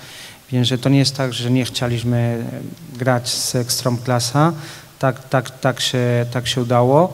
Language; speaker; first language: Polish; non-native, fluent; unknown